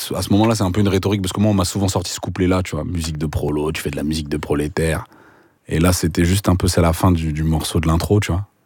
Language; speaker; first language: French; native; French